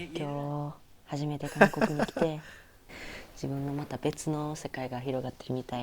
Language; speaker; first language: Japanese; native; Japanese